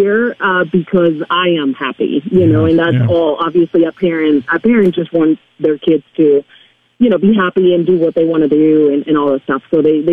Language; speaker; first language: English; non-native, fluent; Spanish